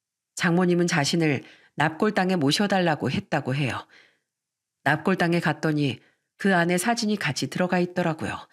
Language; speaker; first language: Korean; native; Korean